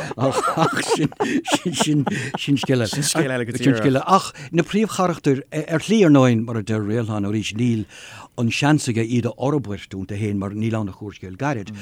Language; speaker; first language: Irish; non-native, local second language; English